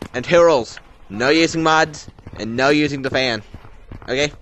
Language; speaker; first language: English; native; English